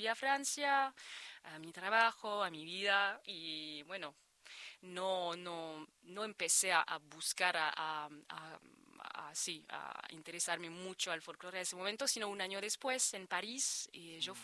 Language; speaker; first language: Spanish; non-native, fluent; French